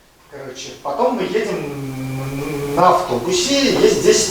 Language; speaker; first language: Russian; native; Russian